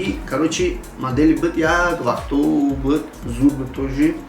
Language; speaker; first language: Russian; non-native, local second language; Tajik